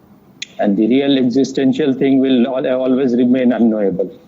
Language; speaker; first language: English; non-native, fluent; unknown